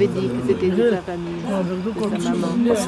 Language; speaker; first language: French; native; French